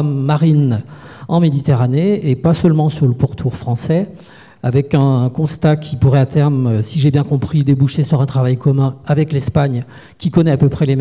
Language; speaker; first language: French; native; French